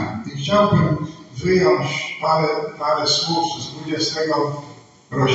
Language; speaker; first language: Polish; non-native, fluent; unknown